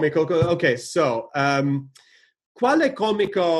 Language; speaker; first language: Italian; non-native, learner; English